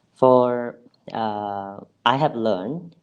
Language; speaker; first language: English; non-native, fluent; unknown